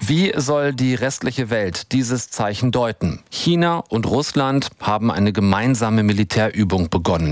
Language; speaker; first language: German; native; German